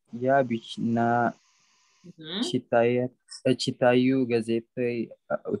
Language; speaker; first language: Russian; non-native, learner; Indonesian